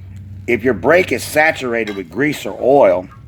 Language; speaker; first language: English; native; English